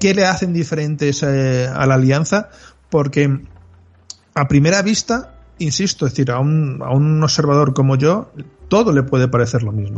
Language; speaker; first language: Spanish; native; Spanish